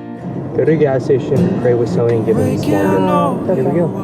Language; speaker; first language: English; early bilingual, other home language; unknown